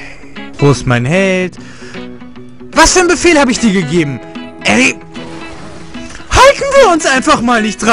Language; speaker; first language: German; native; German